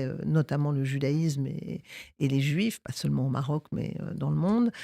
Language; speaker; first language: French; native; French